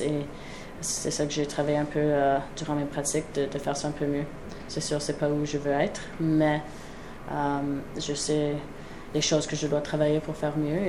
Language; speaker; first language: French; non-native, local second language; English